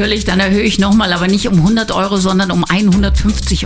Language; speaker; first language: German; native; German